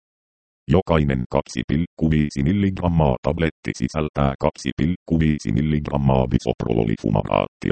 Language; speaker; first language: Finnish; native; Finnish